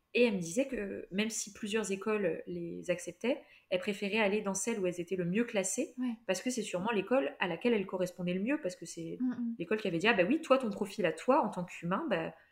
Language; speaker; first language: French; native; French